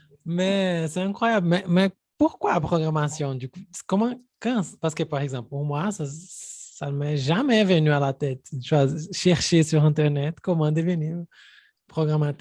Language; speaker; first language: French; non-native, fluent; Portuguese